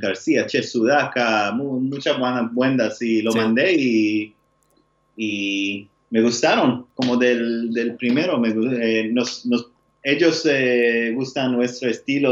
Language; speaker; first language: Spanish; non-native, learner; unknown